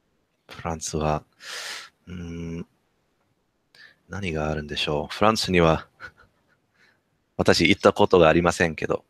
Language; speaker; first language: Japanese; non-native, learner; English